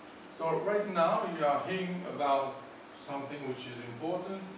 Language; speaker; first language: English; non-native, fluent; Greek